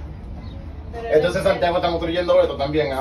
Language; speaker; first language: Spanish; native; Spanish